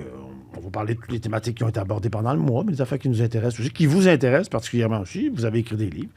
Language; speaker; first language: French; native; French